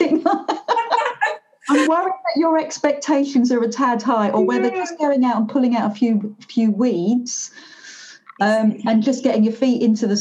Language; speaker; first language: English; native; English